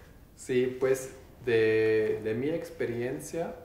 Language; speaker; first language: Spanish; non-native, learner; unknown